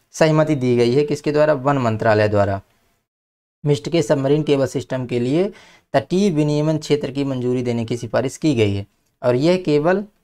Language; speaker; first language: Hindi; native; Hindi